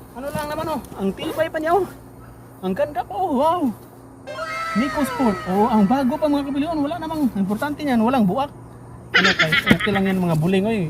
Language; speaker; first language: Filipino; non-native, local second language; Cebuano